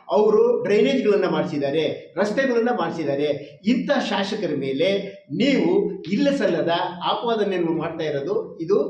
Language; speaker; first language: Kannada; non-native, local second language; Lambadi